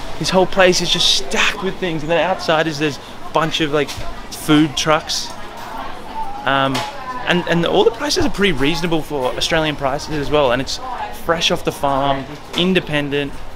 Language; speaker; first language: English; native; English